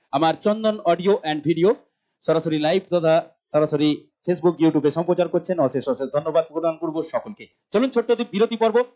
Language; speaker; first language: Bangla; non-native, local second language; Santali